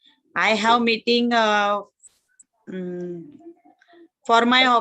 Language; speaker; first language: English; non-native, learner; Marathi